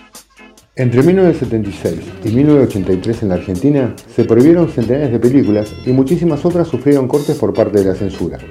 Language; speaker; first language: Spanish; native; Spanish